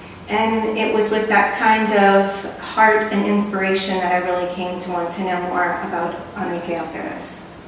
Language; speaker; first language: English; native; English